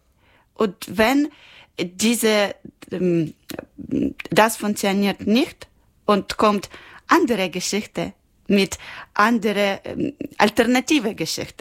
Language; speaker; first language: German; non-native, learner; Ukrainian